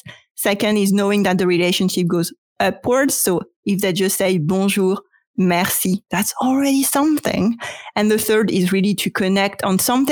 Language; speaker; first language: English; non-native, fluent; French